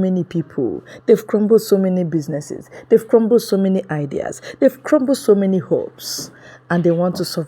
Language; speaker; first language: English; non-native, local second language; Igbo